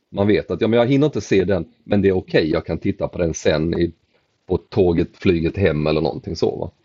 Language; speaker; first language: Swedish; native; Swedish